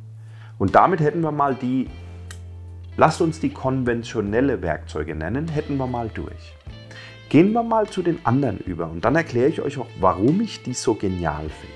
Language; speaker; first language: German; native; German